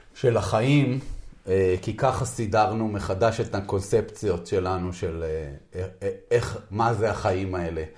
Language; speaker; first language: Hebrew; native; Hebrew